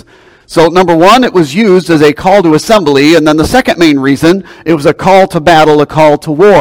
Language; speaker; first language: English; native; English